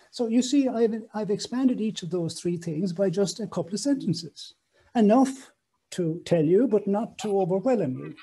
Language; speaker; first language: English; native; English